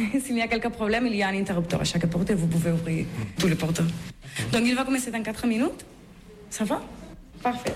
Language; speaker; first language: French; non-native, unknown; Catalan